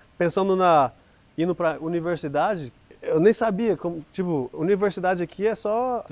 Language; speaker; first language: Portuguese; early bilingual, heritage; Portuguese